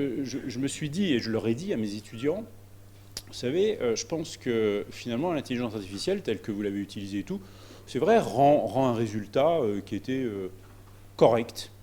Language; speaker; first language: French; native; French